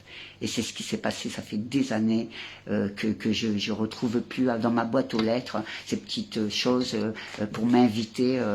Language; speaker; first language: French; native; French